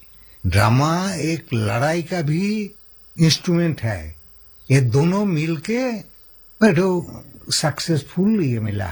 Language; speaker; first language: Hindi; non-native, local second language; Santali